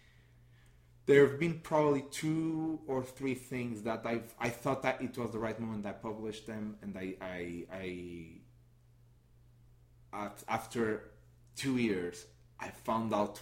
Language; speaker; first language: English; non-native, fluent; Portuguese